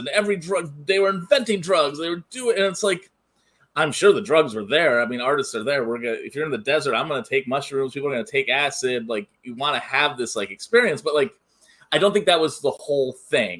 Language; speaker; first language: English; native; English